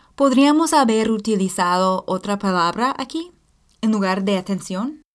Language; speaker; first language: Spanish; non-native, fluent; English